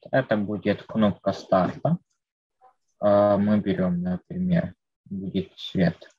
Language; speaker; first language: Russian; native; Russian